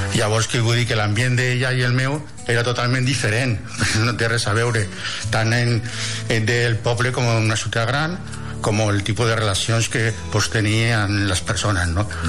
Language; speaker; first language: Catalan; non-native, local second language; Spanish